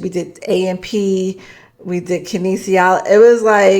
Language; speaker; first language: English; native; English